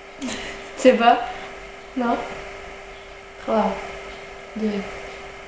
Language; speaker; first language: French; native; French